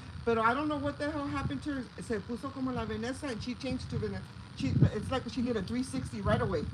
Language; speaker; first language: English; early bilingual, other home language; Spanish